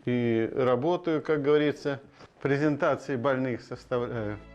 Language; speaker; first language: Russian; native; Russian